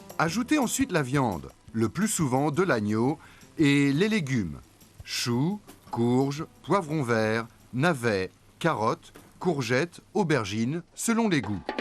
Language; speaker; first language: French; native; French